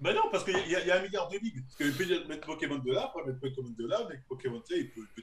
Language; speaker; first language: French; native; French